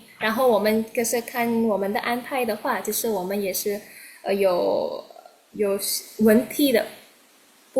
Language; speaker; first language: Chinese; non-native, learner; Indonesian